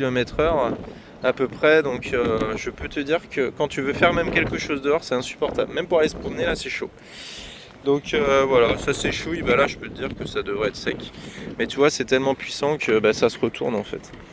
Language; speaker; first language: French; native; French